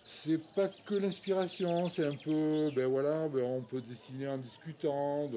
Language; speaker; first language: French; native; French